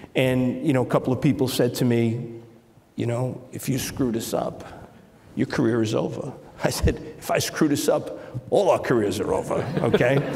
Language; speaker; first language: English; native; English